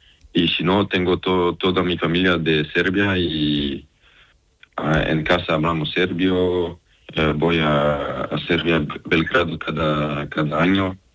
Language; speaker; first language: Spanish; non-native, learner; Serbian